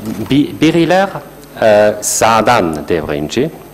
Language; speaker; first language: Turkish; non-native, fluent; German